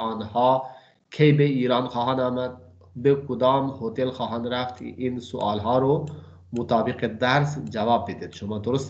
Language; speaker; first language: Persian; non-native, fluent; Urdu